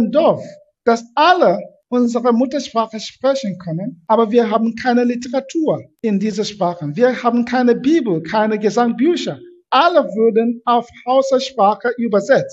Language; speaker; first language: German; non-native, fluent; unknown